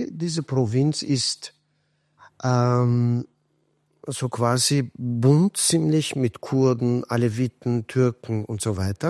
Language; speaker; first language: German; non-native, fluent; Kurdish